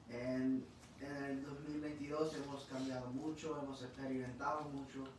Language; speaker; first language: Spanish; early bilingual, heritage; English